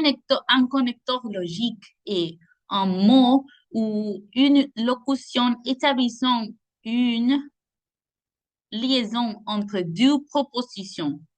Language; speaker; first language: French; non-native, learner; Spanish